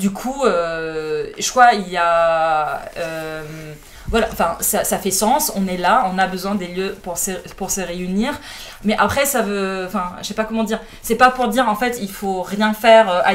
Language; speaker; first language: French; non-native, fluent; Arabic